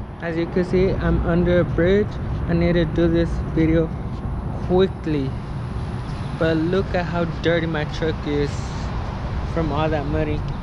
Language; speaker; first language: English; early bilingual, other home language; Spanish